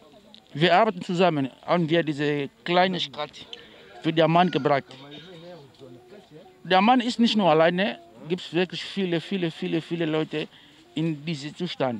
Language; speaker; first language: German; non-native, fluent; Portuguese